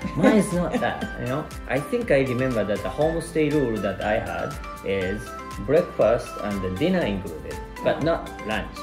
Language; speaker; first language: English; non-native, fluent; Japanese